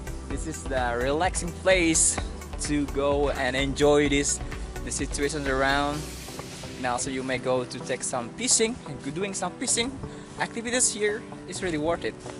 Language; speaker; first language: English; non-native, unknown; Indonesian